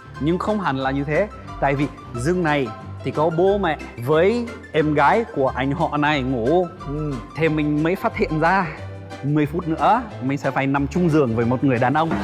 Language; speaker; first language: Vietnamese; non-native, fluent; Polish